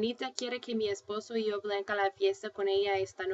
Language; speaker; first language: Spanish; non-native, fluent; English